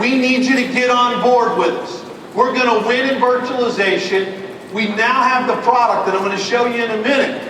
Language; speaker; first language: English; native; English